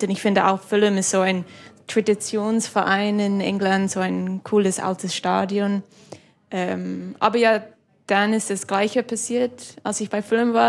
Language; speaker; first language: German; non-native, fluent; English